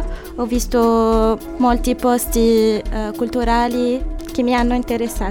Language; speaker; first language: Italian; non-native, fluent; Arabic